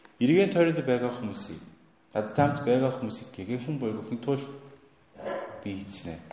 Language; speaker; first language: Mongolian; non-native, fluent; Korean